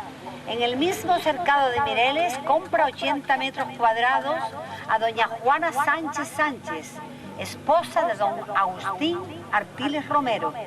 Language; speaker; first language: Spanish; native; Spanish